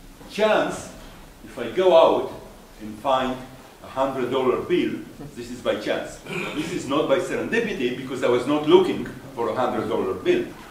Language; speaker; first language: English; non-native, fluent; Romanian